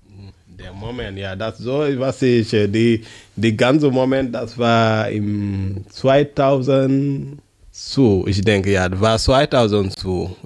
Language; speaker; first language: German; non-native, learner; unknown